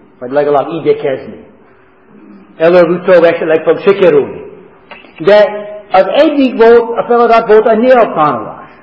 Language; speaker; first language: Hungarian; non-native, learner; English